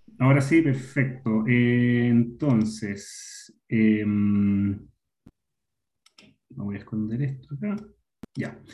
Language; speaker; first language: Spanish; native; Spanish